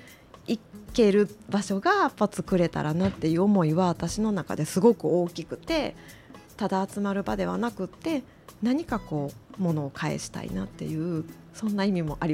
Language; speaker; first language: Japanese; native; Japanese